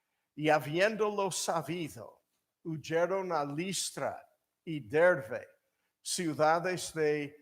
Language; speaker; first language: Spanish; non-native, fluent; English